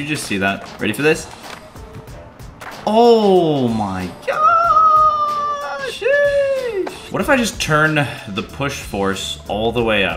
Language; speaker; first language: English; native; English